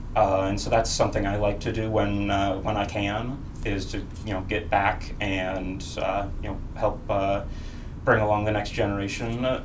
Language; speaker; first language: English; native; English